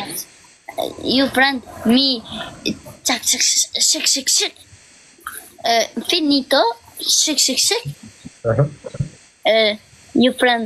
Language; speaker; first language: English; non-native, learner; Albanian